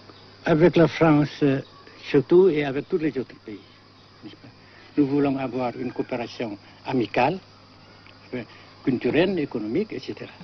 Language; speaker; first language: French; non-native, fluent; Vietnamese